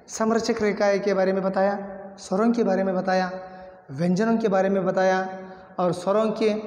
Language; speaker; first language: Hindi; non-native, local second language; Kannada